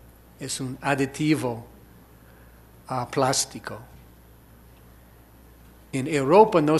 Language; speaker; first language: Spanish; non-native, fluent; English